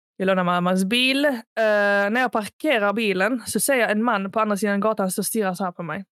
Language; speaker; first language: Swedish; early bilingual, other home language; Arabic